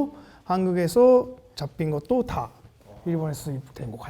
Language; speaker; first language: Korean; non-native, fluent; Japanese